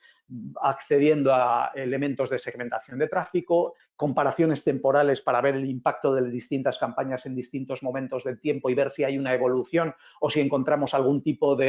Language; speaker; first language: Spanish; native; Spanish